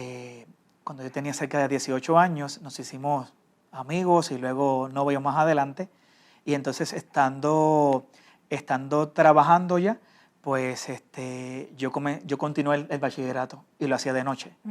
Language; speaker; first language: Spanish; native; Spanish